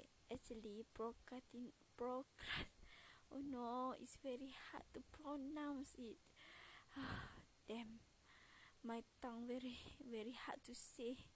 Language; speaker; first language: English; non-native, learner; Malay